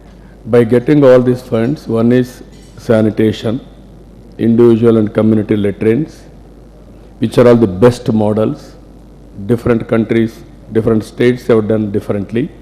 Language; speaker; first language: English; non-native, local second language; Telugu